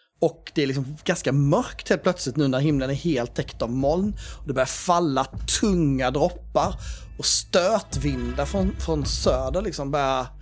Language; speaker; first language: Swedish; native; Swedish